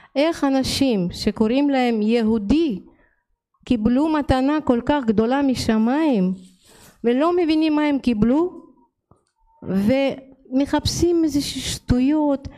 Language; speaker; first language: Hebrew; non-native, fluent; Russian